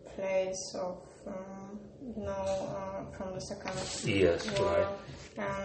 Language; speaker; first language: English; non-native, learner; Polish